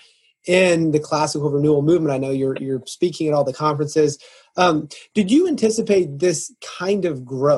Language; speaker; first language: English; native; English